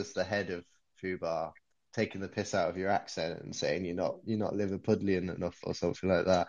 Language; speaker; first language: English; native; English